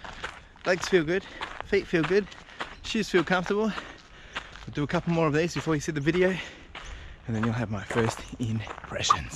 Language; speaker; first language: English; native; English